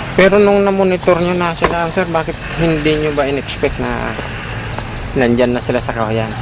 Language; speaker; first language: Filipino; native; Filipino